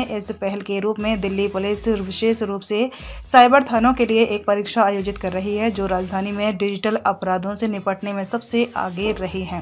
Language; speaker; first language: Hindi; native; Hindi